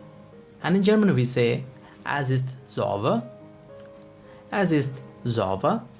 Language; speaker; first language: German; non-native, fluent; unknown